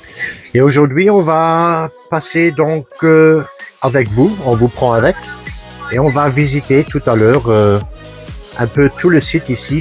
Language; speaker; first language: French; non-native, fluent; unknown